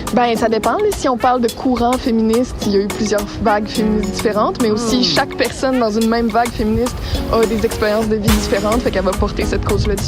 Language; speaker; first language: French; native; French